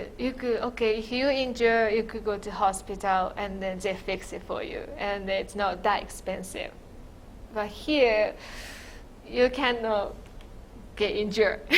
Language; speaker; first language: English; non-native, fluent; Japanese